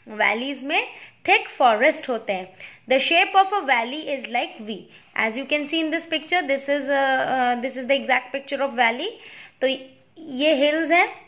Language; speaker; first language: Hindi; native; Hindi